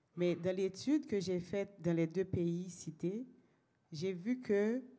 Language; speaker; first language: French; native; French